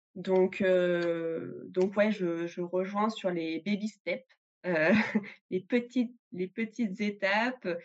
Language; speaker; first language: French; native; French